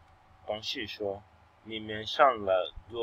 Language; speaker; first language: Chinese; non-native, fluent; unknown